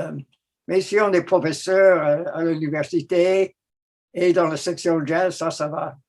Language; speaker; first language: French; non-native, fluent; English